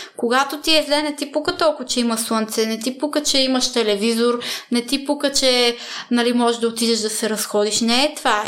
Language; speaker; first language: Bulgarian; early bilingual, heritage; Bulgarian